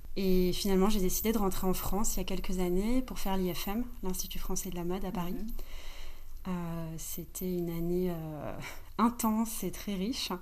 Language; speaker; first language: French; native; French